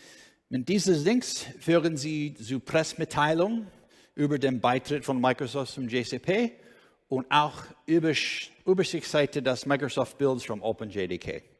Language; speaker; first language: German; non-native, learner; English